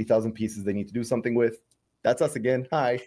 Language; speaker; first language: English; native; English